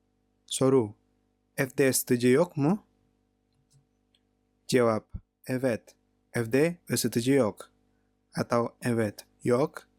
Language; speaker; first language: Turkish; non-native, fluent; Indonesian